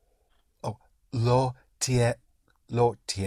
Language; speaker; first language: Spanish; non-native, learner; English